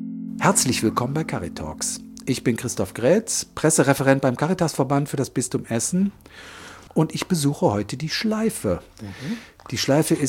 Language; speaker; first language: German; native; German